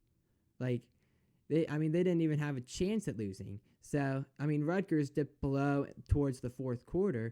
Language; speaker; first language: English; native; English